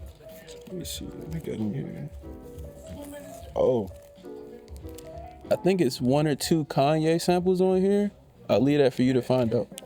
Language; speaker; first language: English; native; English